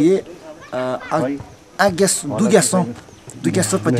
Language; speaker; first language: French; non-native, learner; Nepali